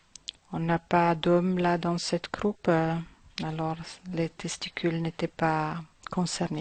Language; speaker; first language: French; non-native, fluent; German